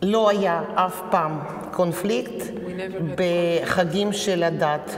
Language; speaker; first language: Hebrew; non-native, fluent; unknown